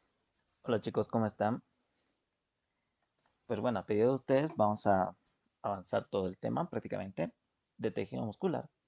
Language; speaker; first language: Spanish; native; Spanish